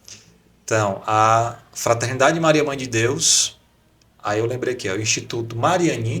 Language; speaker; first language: Portuguese; native; Portuguese